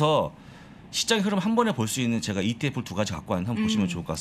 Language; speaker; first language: Korean; native; Korean